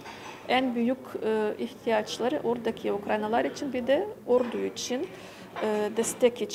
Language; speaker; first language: Turkish; non-native, fluent; Ukrainian